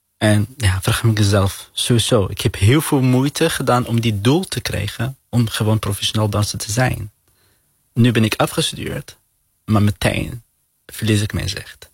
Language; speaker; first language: Dutch; non-native, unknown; Arabic